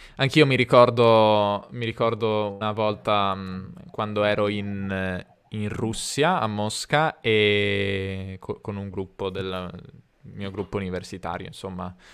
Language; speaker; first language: Italian; native; Italian